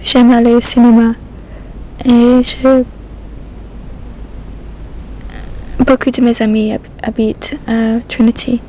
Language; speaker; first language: French; non-native, learner; English